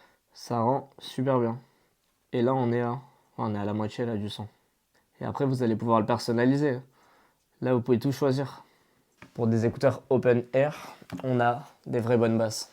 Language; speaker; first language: French; native; French